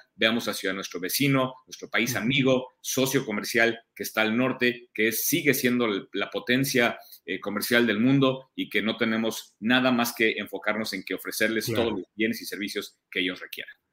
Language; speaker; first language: Spanish; early bilingual, heritage; German